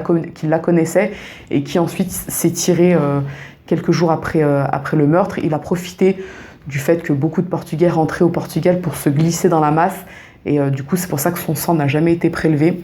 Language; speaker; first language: French; native; French